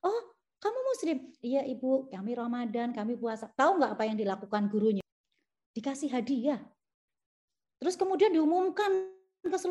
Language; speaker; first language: Indonesian; native; Indonesian